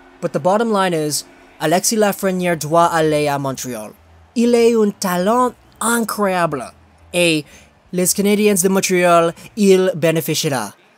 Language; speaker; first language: French; non-native, learner; English